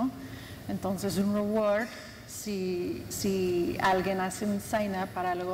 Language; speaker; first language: Spanish; non-native, fluent; English